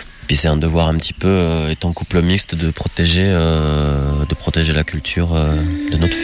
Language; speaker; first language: French; native; French